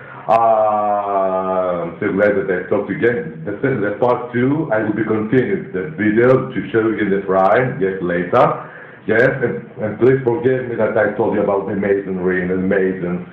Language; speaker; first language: English; non-native, learner; Greek